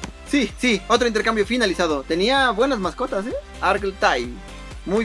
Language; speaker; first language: Spanish; native; Spanish